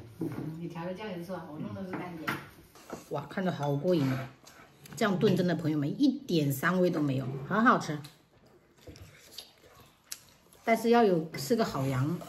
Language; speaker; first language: Chinese; native; Chinese